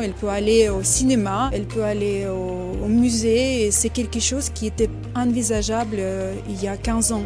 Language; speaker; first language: French; non-native, fluent; Russian